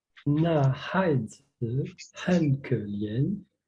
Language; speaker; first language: Chinese; non-native, learner; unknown